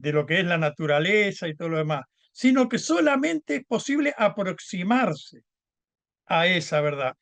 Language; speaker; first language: Spanish; native; Spanish